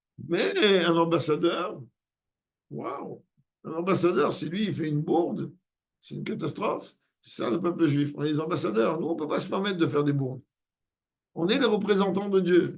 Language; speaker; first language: French; native; French